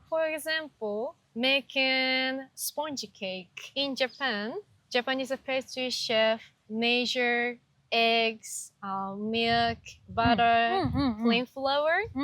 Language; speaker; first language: English; non-native, learner; Japanese